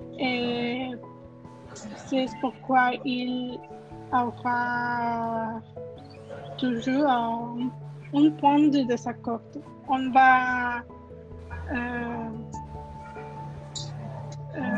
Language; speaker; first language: French; non-native, learner; Spanish